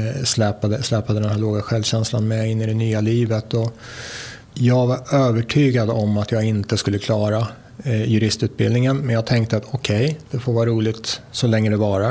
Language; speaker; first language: Swedish; native; Swedish